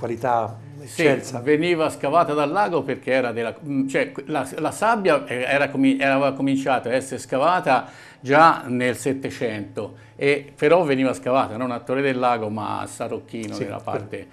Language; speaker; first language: Italian; native; Italian